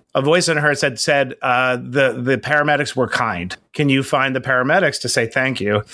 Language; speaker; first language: English; native; English